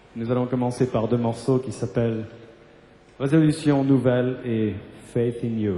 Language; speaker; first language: French; native; French